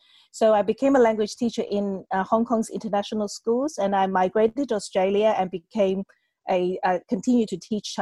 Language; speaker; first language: English; non-native, local second language; Cantonese